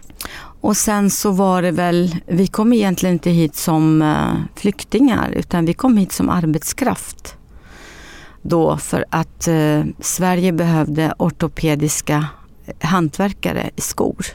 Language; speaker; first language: Swedish; early bilingual, other home language; Arabic